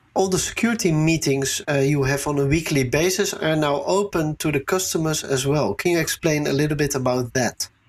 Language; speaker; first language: English; non-native, fluent; Dutch